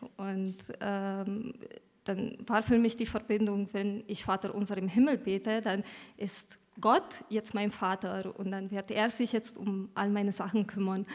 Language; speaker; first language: German; early bilingual, other home language; Romanian